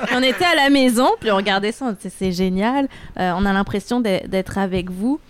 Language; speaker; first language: French; native; French